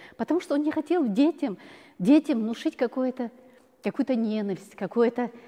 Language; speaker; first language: Russian; non-native, local second language; Chechen